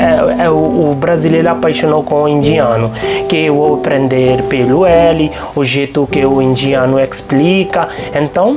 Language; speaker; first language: Portuguese; non-native, local second language; Hindi